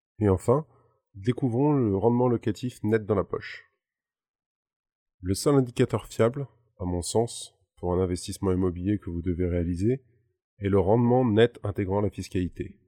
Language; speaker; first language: French; native; French